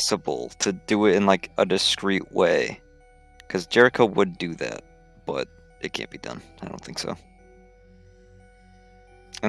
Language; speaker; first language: English; native; English